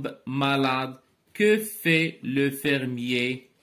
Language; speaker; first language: French; non-native, local second language; Arabic